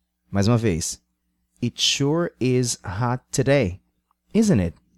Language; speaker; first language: English; non-native, fluent; Portuguese